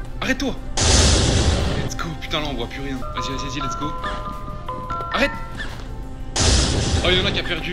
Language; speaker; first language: French; native; French